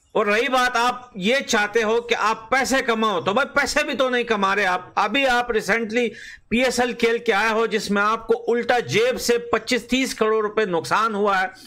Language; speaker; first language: Urdu; native; Urdu